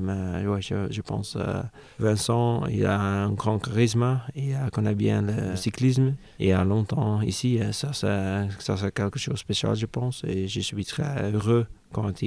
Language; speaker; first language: French; non-native, local second language; Dutch